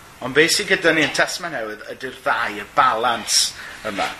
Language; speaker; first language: Welsh; native; Welsh